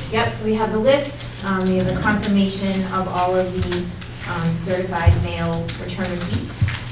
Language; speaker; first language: English; native; English